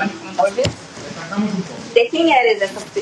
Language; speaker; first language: Spanish; non-native, learner; Portuguese